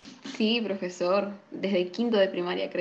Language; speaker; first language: Spanish; native; Spanish